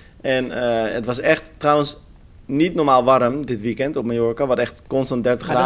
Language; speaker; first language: Dutch; native; Dutch